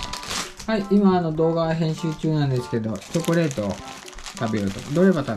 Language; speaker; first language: Japanese; native; Japanese